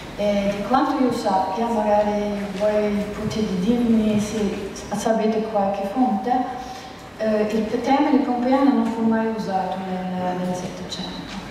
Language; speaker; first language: Italian; non-native, fluent; German